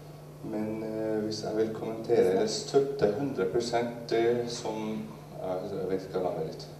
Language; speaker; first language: Norwegian; non-native, learner; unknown